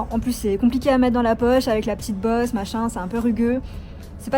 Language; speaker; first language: French; native; French